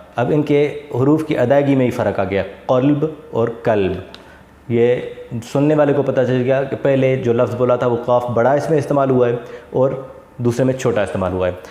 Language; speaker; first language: Urdu; non-native, local second language; Sindhi